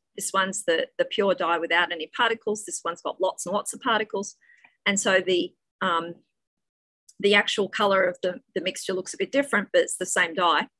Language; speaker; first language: English; native; English